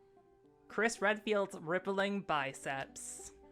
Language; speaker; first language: English; native; English